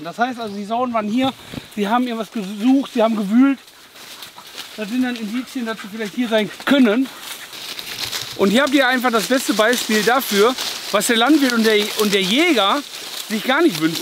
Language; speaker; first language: German; native; German